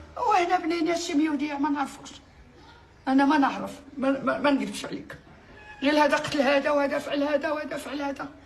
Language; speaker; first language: Arabic; native; Arabic